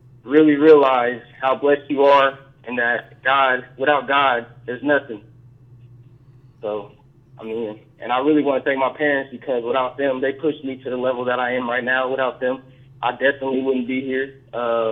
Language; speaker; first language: English; native; English